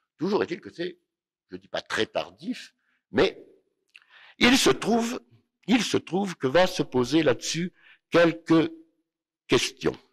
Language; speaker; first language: French; native; French